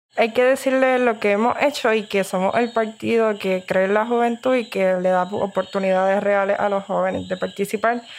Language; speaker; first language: Spanish; native; Spanish